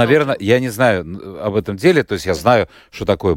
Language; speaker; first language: Russian; native; Russian